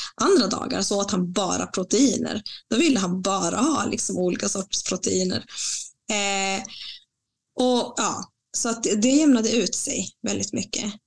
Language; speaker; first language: Swedish; non-native, fluent; Spanish